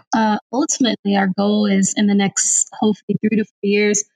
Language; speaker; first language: English; native; English